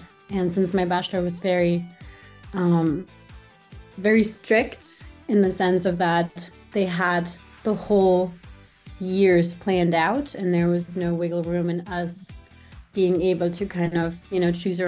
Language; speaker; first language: English; non-native, fluent; German